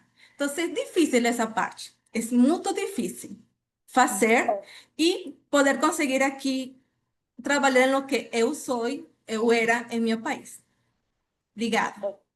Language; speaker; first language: Portuguese; non-native, fluent; Spanish